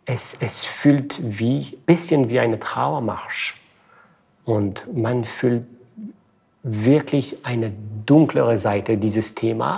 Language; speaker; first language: German; non-native, fluent; French